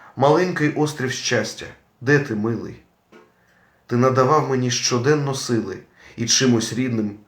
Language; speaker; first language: Ukrainian; native; Ukrainian